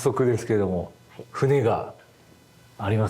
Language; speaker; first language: Japanese; native; Japanese